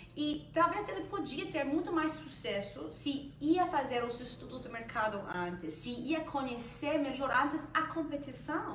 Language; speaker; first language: Portuguese; non-native, fluent; Spanish